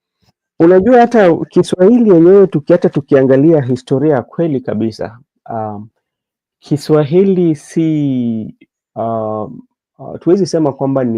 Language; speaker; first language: Swahili; non-native, local second language; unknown